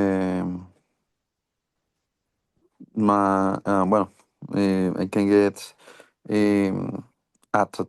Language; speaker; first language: English; non-native, learner; Spanish